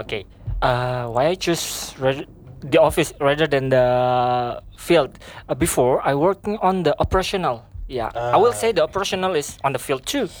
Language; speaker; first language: English; non-native, learner; Indonesian